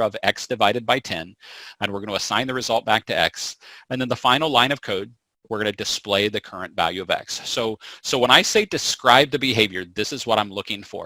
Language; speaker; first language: English; native; English